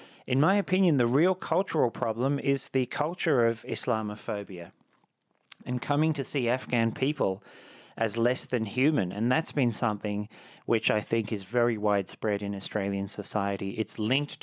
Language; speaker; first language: English; native; English